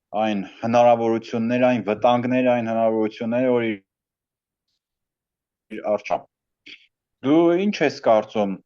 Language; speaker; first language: Armenian; native; Armenian